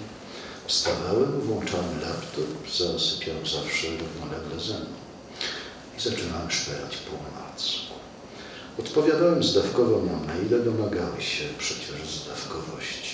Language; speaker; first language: Polish; native; Polish